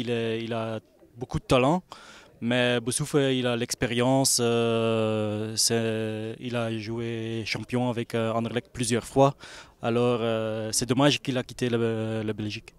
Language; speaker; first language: French; non-native, local second language; Dutch